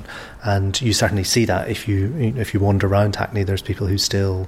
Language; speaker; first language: English; native; English